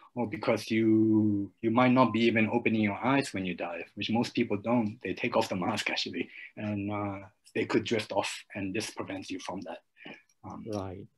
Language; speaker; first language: English; early bilingual, other home language; Japanese